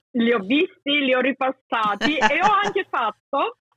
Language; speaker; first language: Italian; native; Italian